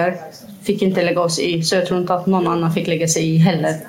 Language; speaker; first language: Swedish; non-native, fluent; Kurdish